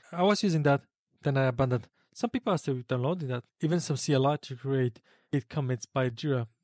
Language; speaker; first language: English; non-native, fluent; Polish